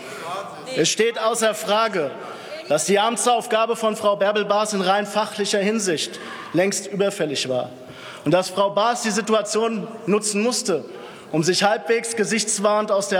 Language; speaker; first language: German; native; German